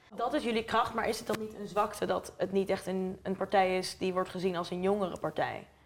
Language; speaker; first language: Dutch; native; Dutch